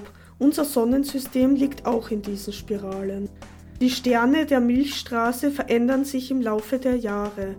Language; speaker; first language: German; native; German